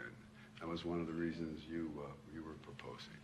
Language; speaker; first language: English; native; English